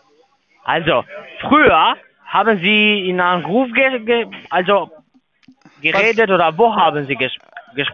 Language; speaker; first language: German; non-native, learner; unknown